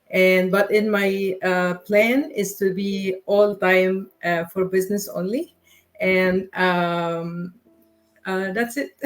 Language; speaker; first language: English; non-native, learner; Arabic